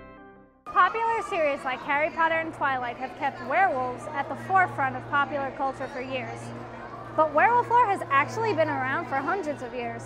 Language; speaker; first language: English; native; English